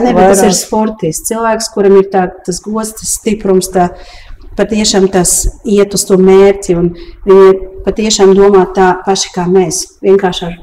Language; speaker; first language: Latvian; early bilingual, heritage; Latvian